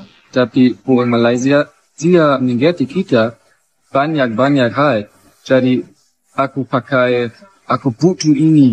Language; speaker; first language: Indonesian; non-native, learner; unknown